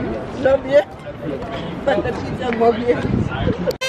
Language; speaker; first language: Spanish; non-native, learner; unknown